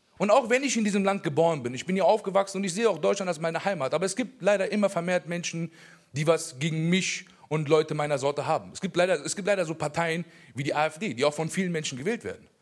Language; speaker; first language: German; early bilingual, other home language; Persian